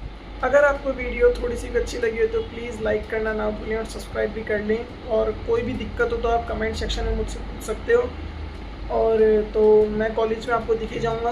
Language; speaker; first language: Hindi; native; Hindi